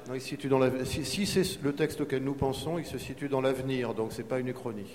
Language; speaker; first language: French; native; French